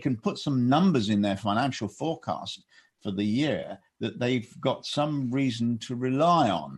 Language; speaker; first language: English; native; English